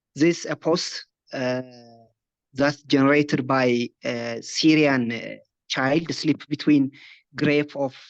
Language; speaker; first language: English; non-native, local second language; Amharic